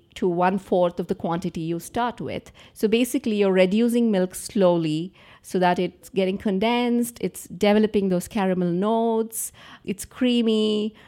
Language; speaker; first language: English; non-native, local second language; Telugu